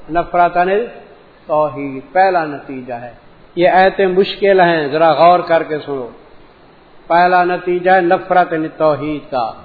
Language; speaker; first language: Urdu; non-native, local second language; Punjabi